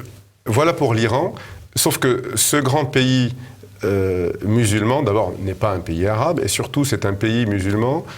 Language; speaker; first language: French; native; French